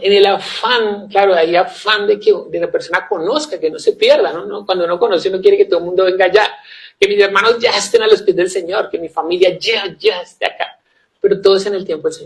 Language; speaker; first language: Spanish; native; Spanish